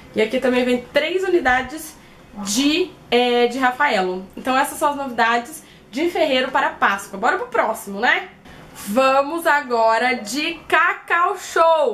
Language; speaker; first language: Portuguese; native; Portuguese